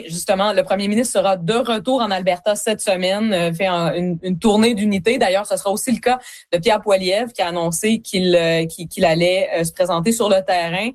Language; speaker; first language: French; native; French